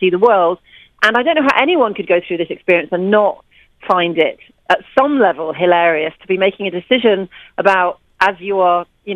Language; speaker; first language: English; native; English